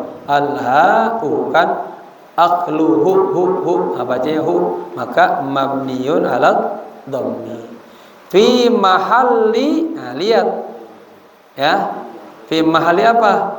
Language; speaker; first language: Arabic; non-native, fluent; Indonesian